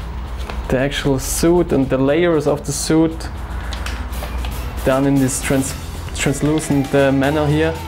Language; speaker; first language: English; non-native, fluent; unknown